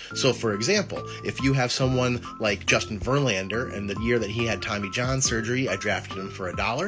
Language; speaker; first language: English; native; English